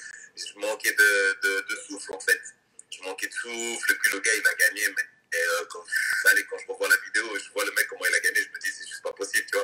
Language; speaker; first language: French; native; French